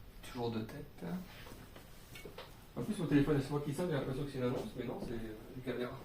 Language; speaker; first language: French; native; French